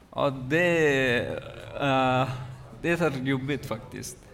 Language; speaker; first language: Swedish; non-native, learner; Persian